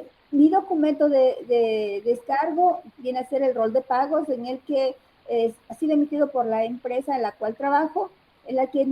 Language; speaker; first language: Spanish; native; Spanish